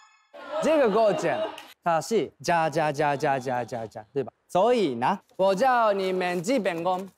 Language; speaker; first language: Chinese; non-native, learner; Thai